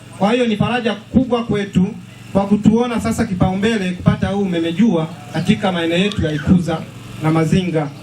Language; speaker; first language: Swahili; native; Swahili